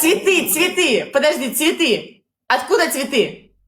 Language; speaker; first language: Russian; native; Russian